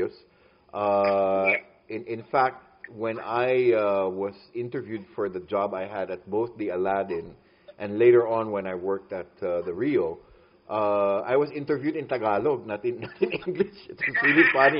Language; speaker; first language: English; non-native, local second language; Filipino